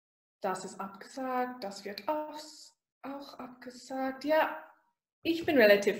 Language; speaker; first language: German; native; German